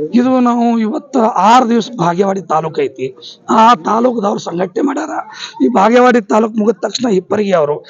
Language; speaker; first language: Kannada; non-native, local second language; Lambadi